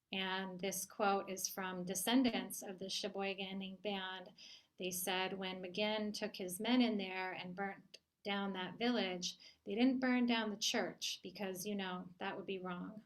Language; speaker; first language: English; native; English